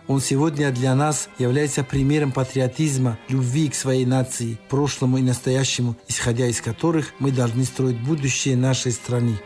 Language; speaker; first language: Russian; non-native, local second language; Tajik